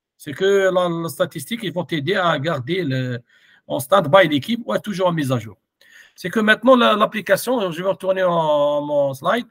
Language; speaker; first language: French; non-native, local second language; Arabic